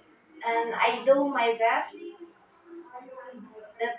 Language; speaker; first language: English; non-native, learner; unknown